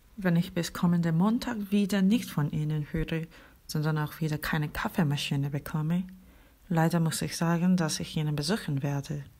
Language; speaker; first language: German; non-native, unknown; Korean